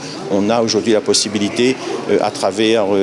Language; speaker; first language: French; native; French